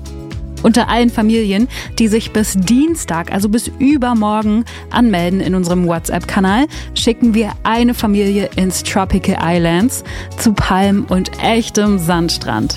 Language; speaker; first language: German; native; German